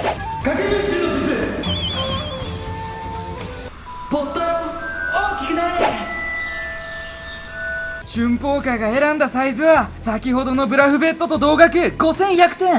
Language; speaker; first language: Japanese; native; Japanese